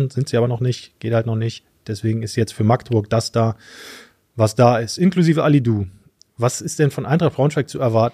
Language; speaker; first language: German; native; German